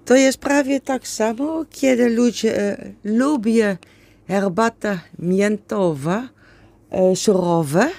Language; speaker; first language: Polish; non-native, learner; Dutch